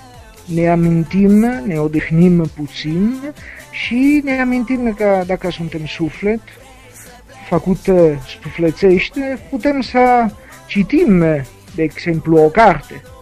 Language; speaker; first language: Romanian; non-native, fluent; Italian